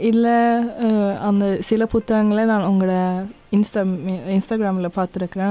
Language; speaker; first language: Tamil; early bilingual, other home language; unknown